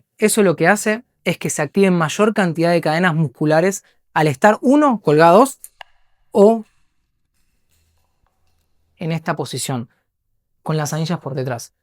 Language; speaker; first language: Spanish; native; Spanish